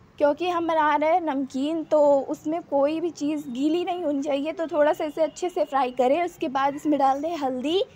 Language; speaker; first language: Hindi; native; Hindi